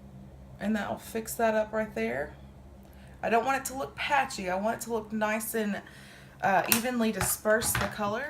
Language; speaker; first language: English; native; English